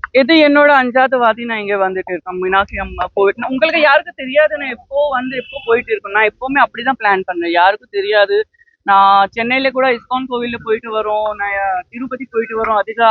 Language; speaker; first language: Tamil; non-native, learner; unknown